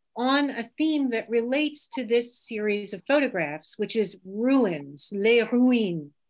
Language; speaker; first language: English; native; English